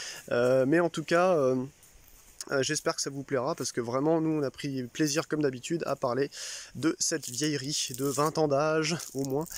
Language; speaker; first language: French; native; French